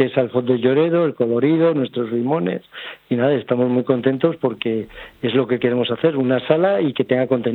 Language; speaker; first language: Spanish; native; Spanish